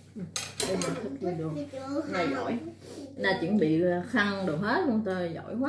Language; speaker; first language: Vietnamese; native; Vietnamese